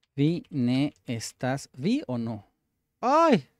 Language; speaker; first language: Spanish; native; Spanish